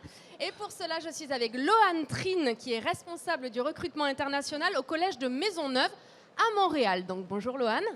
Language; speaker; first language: French; native; French